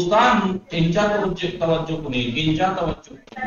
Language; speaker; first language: Persian; non-native, fluent; Urdu